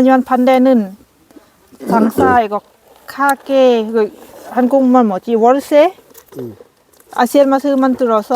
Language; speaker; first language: Korean; non-native, learner; Lao